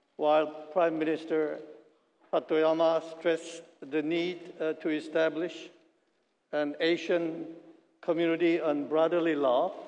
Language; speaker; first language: English; non-native, fluent; Korean